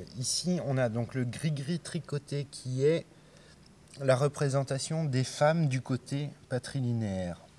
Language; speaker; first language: French; native; French